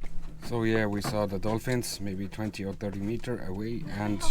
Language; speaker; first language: English; non-native, fluent; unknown